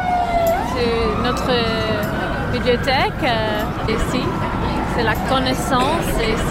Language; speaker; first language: French; non-native, fluent; English